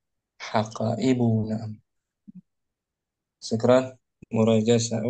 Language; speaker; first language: Indonesian; native; Indonesian